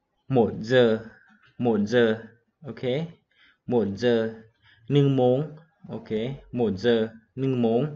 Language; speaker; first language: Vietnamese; non-native, learner; Hmong